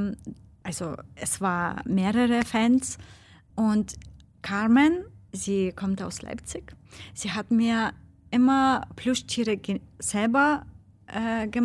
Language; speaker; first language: German; non-native, fluent; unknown